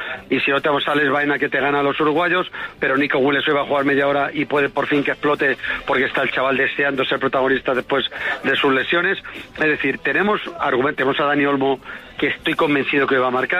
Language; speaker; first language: Spanish; native; Spanish